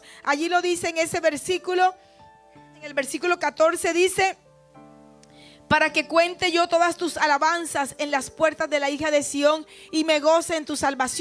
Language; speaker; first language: Spanish; native; Spanish